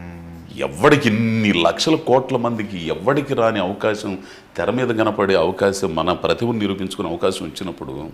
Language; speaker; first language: Telugu; native; Telugu